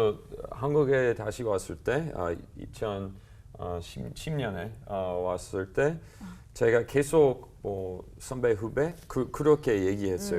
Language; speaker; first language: Korean; non-native, learner; English